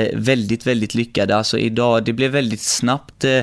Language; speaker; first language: Swedish; early bilingual, other home language; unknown